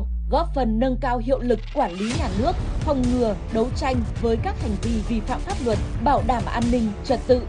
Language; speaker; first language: Vietnamese; native; Vietnamese